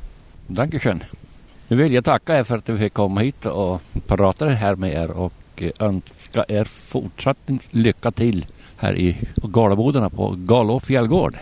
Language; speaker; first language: Swedish; native; Swedish